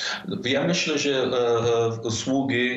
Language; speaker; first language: Polish; non-native, fluent; English